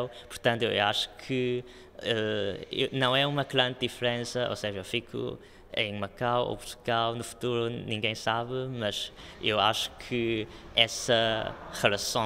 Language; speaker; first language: Portuguese; non-native, local second language; Chinese